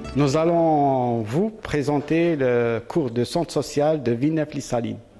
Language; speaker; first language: French; non-native, learner; Arabic